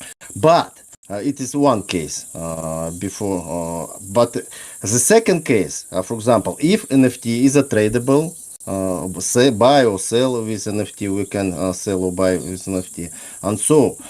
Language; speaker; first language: English; non-native, learner; Russian